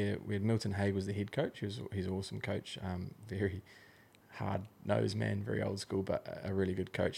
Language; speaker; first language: English; native; English